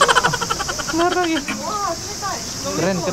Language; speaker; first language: Indonesian; native; Indonesian